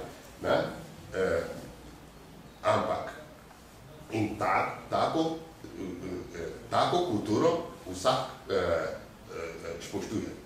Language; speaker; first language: Slovenian; non-native, fluent; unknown